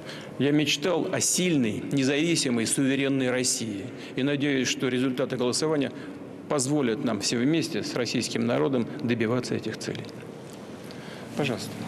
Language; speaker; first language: Russian; native; Russian